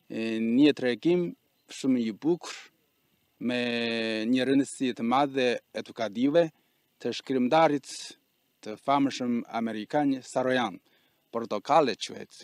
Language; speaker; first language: Albanian; non-native, fluent; Chinese